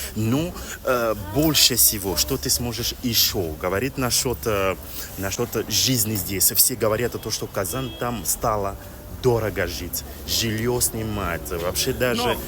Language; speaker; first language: Russian; non-native, learner; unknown